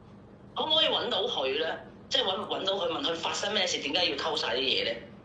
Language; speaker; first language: Cantonese; native; Cantonese